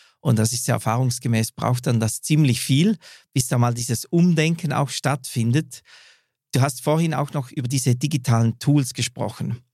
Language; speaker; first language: German; native; German